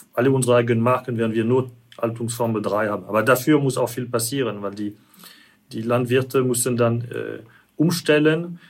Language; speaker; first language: German; non-native, fluent; French